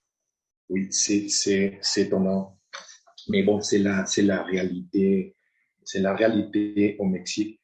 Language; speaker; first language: French; non-native, fluent; Spanish